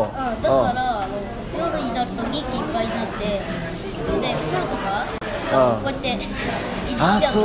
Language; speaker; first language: Japanese; native; Japanese